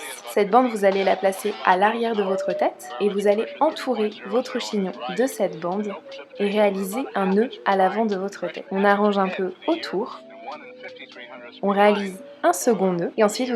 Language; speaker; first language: French; native; French